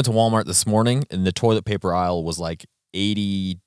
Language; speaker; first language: English; native; English